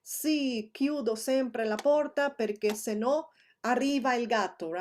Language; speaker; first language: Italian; non-native, fluent; Spanish